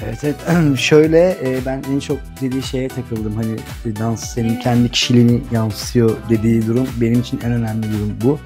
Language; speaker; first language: Turkish; native; Turkish